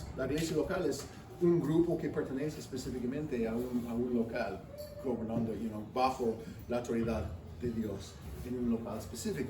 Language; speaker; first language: Spanish; non-native, fluent; English